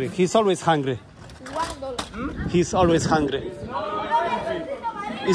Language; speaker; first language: English; non-native, learner; Polish